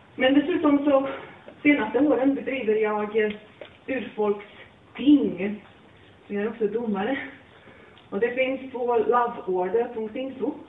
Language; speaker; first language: Swedish; non-native, fluent; Latvian